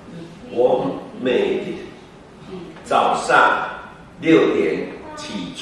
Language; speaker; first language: Chinese; non-native, learner; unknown